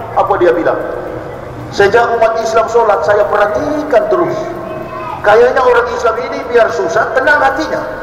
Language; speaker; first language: Indonesian; native; Indonesian